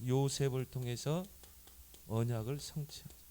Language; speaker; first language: Korean; native; Korean